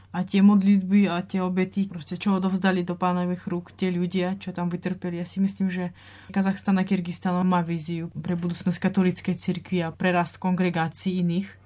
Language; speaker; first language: Slovak; non-native, fluent; Russian